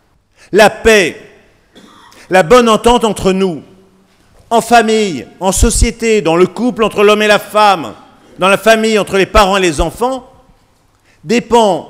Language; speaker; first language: French; native; French